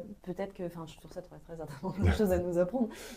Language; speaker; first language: French; native; French